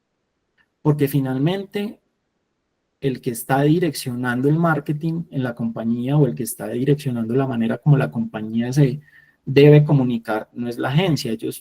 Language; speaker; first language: Spanish; native; Spanish